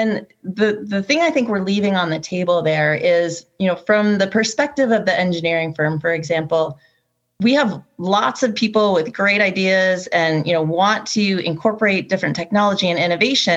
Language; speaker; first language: English; native; English